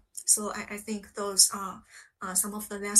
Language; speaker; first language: English; non-native, fluent; Chinese